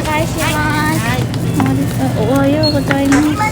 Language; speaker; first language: Japanese; non-native, learner; Korean